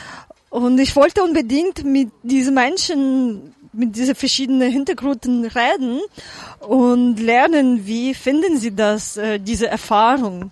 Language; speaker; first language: German; non-native, fluent; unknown